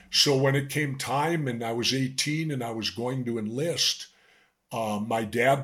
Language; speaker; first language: English; native; English